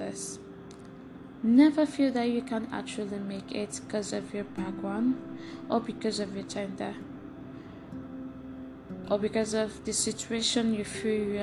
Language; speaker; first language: English; non-native, local second language; Igbo